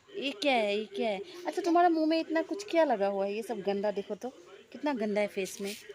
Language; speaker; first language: Hindi; non-native, local second language; Bangla